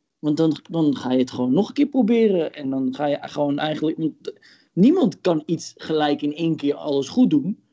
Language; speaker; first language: Dutch; early bilingual, other home language; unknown